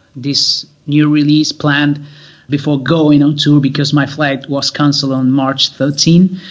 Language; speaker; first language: English; non-native, fluent; Spanish